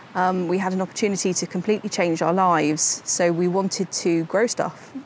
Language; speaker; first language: English; native; English